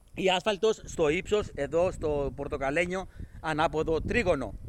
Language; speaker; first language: Greek; native; Greek